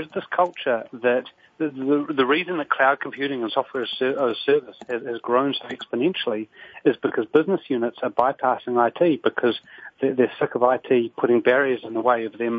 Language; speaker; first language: English; native; English